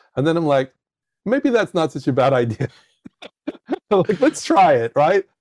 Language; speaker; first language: English; native; English